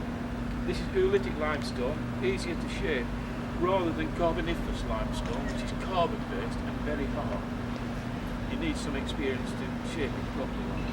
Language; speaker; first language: English; native; English